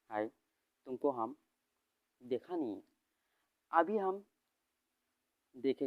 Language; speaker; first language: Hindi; non-native, local second language; Bodo